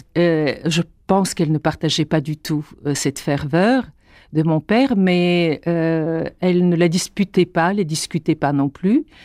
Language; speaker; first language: French; non-native, fluent; Bulgarian